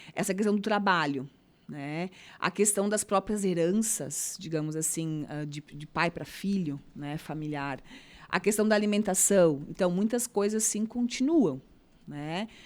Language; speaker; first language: Portuguese; native; Portuguese